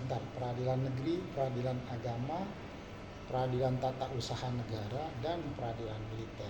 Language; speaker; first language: Indonesian; native; Indonesian